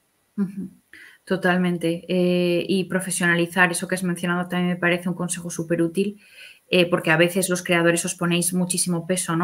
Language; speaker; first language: Spanish; native; Spanish